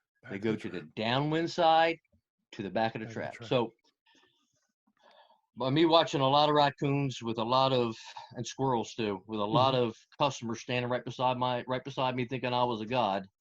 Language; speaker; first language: English; native; English